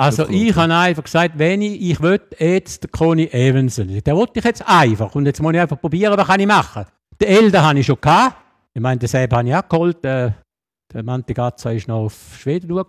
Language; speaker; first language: German; native; German